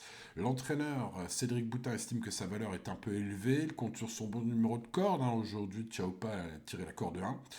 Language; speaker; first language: French; native; French